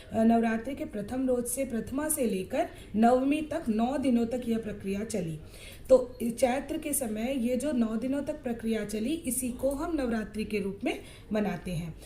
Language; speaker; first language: Hindi; non-native, local second language; Bangla